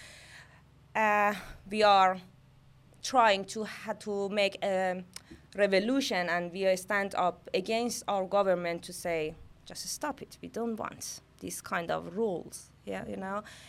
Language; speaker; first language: English; non-native, learner; Persian